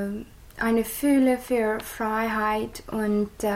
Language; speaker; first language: German; non-native, fluent; English